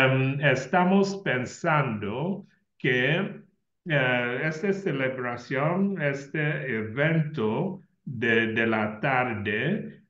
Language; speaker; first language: Spanish; non-native, learner; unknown